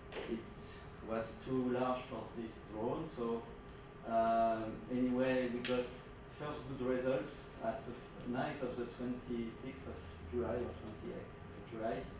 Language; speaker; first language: English; non-native, fluent; French